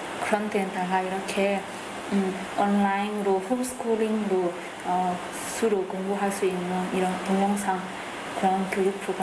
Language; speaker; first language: Korean; non-native, fluent; Burmese